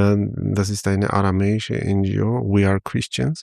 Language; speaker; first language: German; non-native, fluent; Armenian